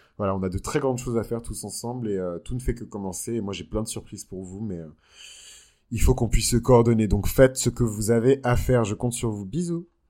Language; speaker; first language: French; native; French